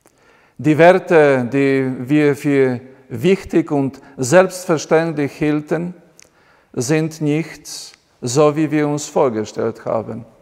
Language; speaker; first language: German; non-native, fluent; Polish